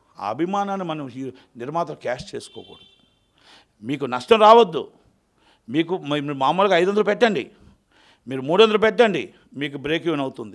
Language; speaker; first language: Telugu; native; Telugu